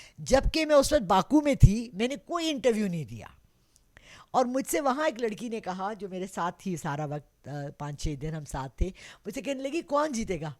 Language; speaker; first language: Urdu; non-native, local second language; Pashto